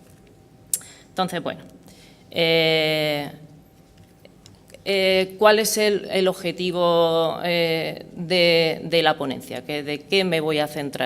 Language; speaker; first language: Spanish; native; Spanish